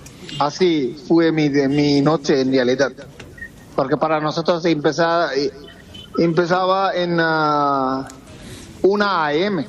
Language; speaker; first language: Spanish; non-native, fluent; Bangla